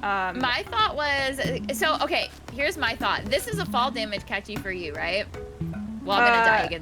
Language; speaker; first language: English; native; English